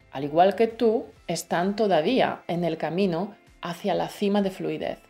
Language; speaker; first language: Spanish; native; Spanish